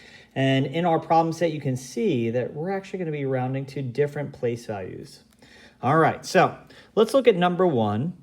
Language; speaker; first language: English; native; English